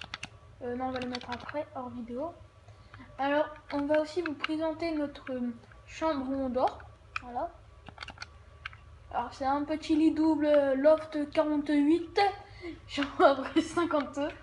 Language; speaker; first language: French; native; French